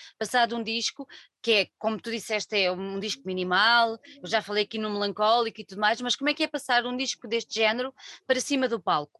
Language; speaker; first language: Portuguese; native; Portuguese